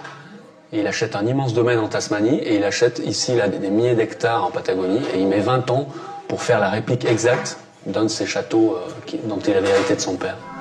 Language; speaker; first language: French; native; French